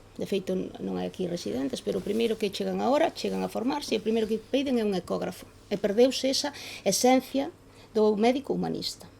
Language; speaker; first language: Galician; native; Galician